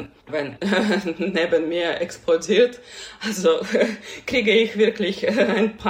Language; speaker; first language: German; non-native, fluent; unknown